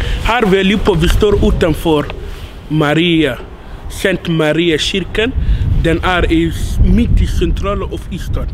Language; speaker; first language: Swedish; non-native, fluent; Arabic